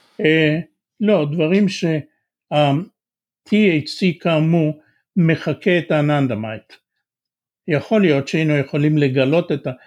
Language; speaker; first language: Hebrew; non-native, fluent; Bulgarian